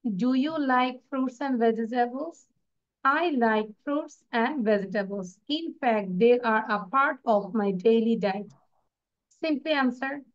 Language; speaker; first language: English; non-native, local second language; Bangla